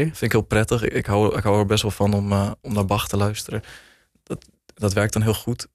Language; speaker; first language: Dutch; native; Dutch